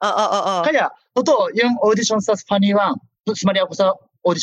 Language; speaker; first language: Filipino; non-native, learner; Japanese